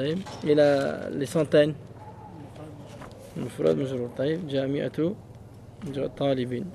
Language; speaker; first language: Arabic; non-native, fluent; French